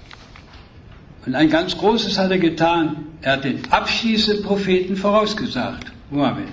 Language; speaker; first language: German; native; German